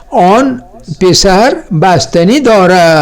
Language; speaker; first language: Persian; non-native, fluent; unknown